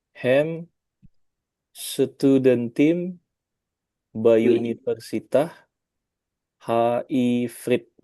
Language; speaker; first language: Hebrew; non-native, learner; Indonesian